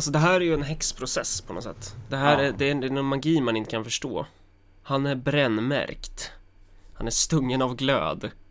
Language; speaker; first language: Swedish; native; Swedish